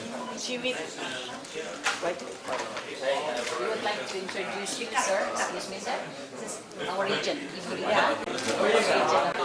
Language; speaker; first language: English; non-native, learner; Indonesian